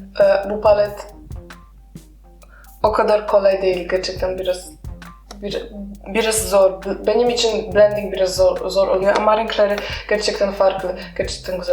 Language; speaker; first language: Turkish; non-native, learner; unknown